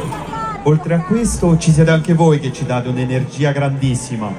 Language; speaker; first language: Italian; native; Italian